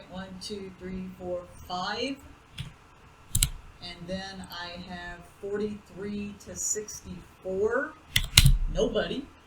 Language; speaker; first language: English; native; English